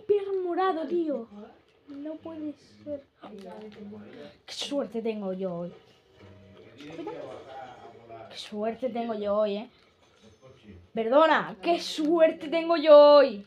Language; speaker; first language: Spanish; native; Spanish